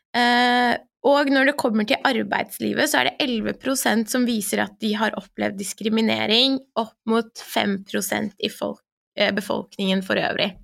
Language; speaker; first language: Norwegian; early bilingual, other home language; Persian